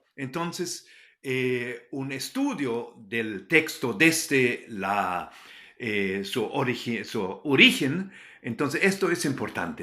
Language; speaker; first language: Spanish; non-native, fluent; German